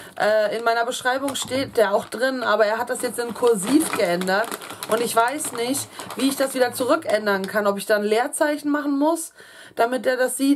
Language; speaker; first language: German; native; German